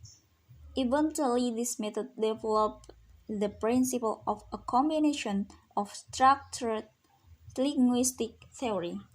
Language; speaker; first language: English; non-native, learner; Indonesian